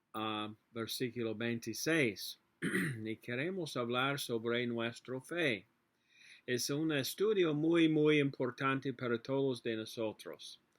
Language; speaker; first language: Spanish; non-native, learner; English